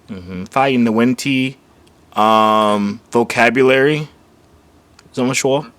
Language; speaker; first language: Chinese; non-native, learner; English